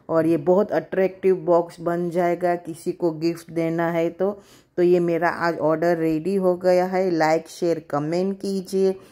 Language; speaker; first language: Hindi; native; Hindi